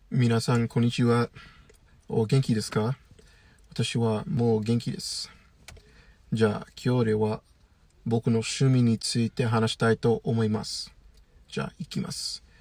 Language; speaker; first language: Japanese; non-native, learner; English